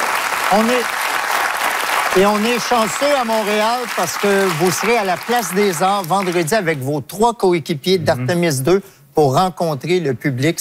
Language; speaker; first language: French; native; French